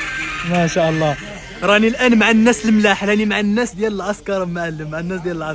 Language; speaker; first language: Arabic; native; Arabic